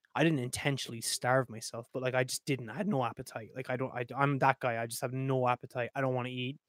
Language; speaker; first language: English; native; English